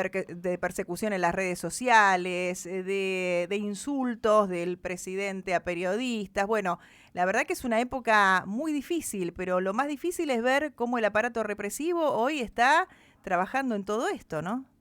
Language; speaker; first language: Spanish; native; Spanish